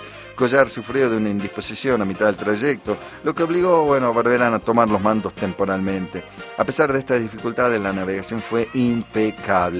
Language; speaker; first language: Spanish; native; Spanish